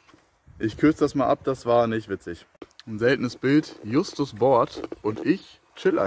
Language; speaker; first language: German; native; German